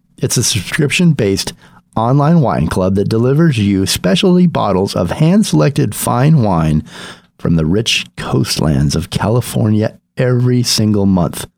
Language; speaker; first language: English; native; English